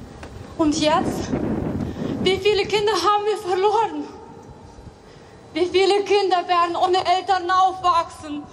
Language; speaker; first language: German; non-native, fluent; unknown